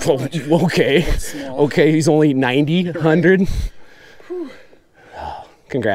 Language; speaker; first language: English; native; English